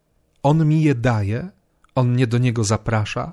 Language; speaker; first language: Polish; native; Polish